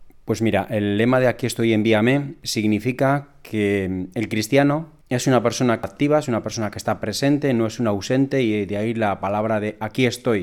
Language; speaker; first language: Spanish; native; Spanish